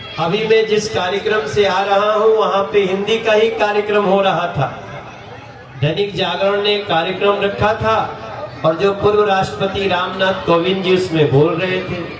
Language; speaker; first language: Hindi; native; Hindi